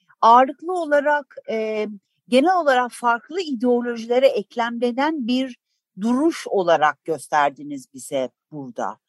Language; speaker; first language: Turkish; native; Turkish